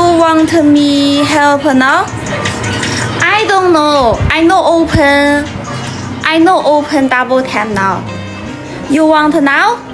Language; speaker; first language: English; non-native, learner; Thai